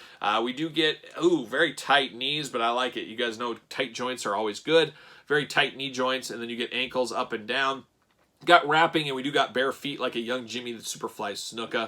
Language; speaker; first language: English; native; English